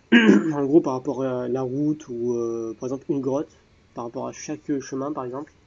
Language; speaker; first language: French; native; French